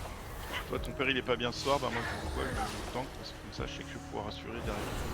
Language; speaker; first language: French; native; French